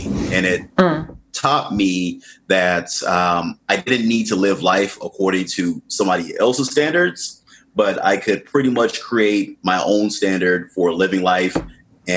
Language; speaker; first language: English; native; English